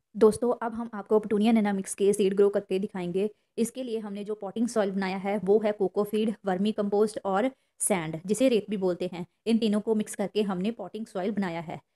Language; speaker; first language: Hindi; non-native, local second language; Punjabi